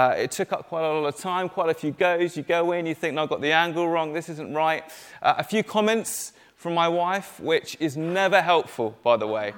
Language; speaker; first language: English; native; English